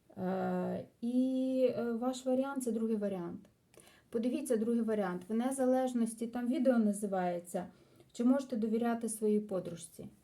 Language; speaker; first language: Ukrainian; non-native, local second language; Russian